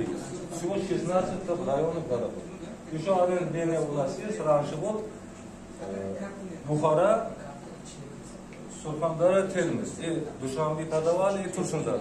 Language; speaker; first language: Russian; non-native, local second language; Uzbek